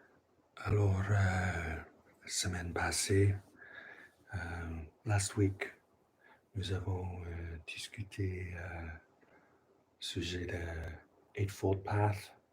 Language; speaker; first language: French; non-native, learner; English